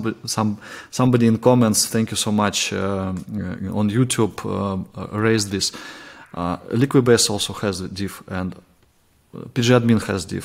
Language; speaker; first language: English; non-native, fluent; Russian